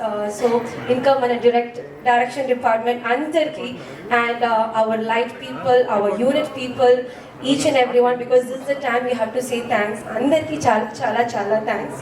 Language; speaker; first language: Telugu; non-native, fluent; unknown